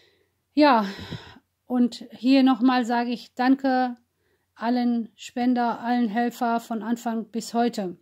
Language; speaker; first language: German; non-native, fluent; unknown